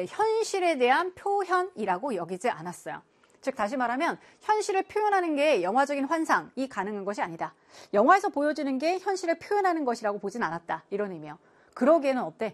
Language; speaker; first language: Korean; native; Korean